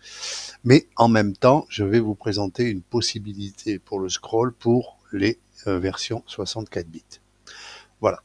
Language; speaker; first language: French; native; French